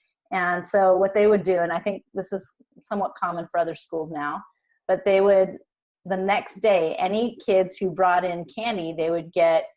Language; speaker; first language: English; native; English